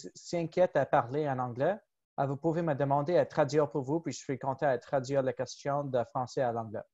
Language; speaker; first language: French; non-native, fluent; English